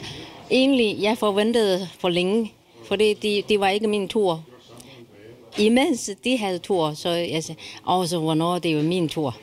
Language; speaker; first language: Danish; non-native, learner; Chinese